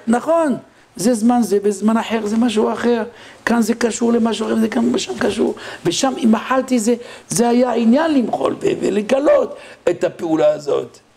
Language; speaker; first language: Hebrew; non-native, fluent; French